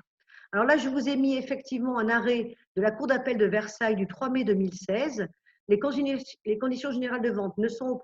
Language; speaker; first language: French; native; French